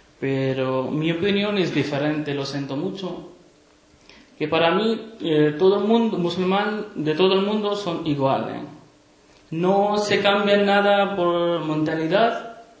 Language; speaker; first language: Spanish; non-native, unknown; Urdu